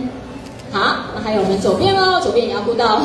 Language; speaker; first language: Chinese; native; Chinese